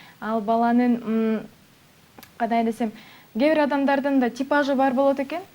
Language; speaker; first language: Kyrgyz; non-native, local second language; Uyghur